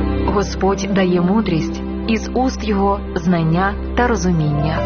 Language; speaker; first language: Ukrainian; native; Ukrainian